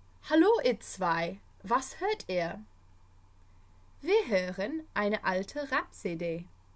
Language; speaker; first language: German; non-native, fluent; English